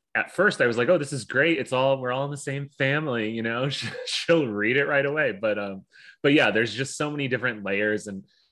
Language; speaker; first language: English; native; English